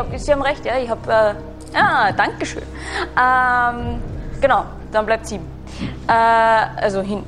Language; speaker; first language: German; native; German